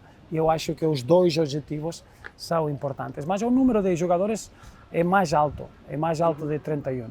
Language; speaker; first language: Portuguese; non-native, fluent; Spanish